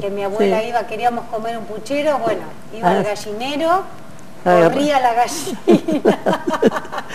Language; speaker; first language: Spanish; native; Spanish